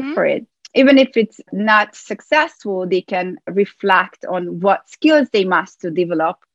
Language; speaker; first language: English; non-native, fluent; Hungarian